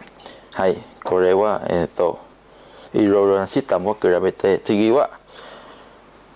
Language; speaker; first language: Japanese; non-native, learner; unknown